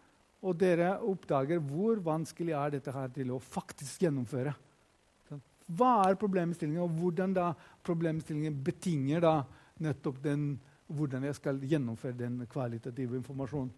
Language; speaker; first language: Norwegian; non-native, fluent; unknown